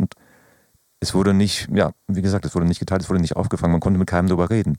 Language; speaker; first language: German; native; German